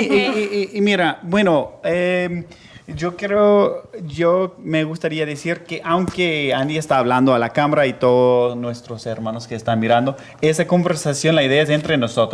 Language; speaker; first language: Spanish; non-native, fluent; English